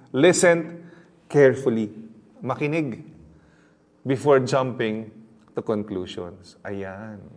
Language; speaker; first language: Filipino; native; Filipino